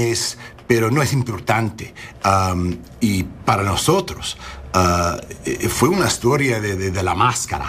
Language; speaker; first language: Spanish; non-native, learner; English